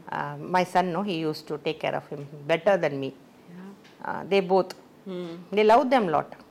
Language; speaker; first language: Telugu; non-native, local second language; Tamil